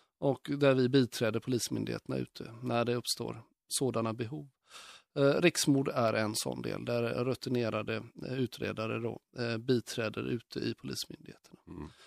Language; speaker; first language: Swedish; native; Swedish